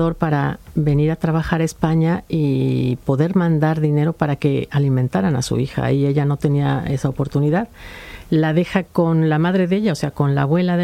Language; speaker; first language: Spanish; native; Spanish